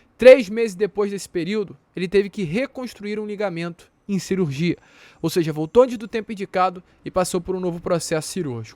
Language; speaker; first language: Portuguese; native; Portuguese